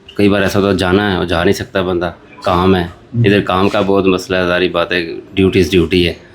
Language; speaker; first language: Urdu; non-native, local second language; Punjabi